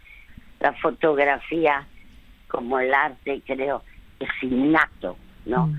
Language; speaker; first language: Spanish; early bilingual, other home language; French